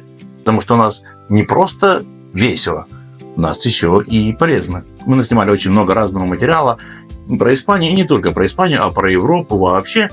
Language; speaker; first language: Russian; native; Russian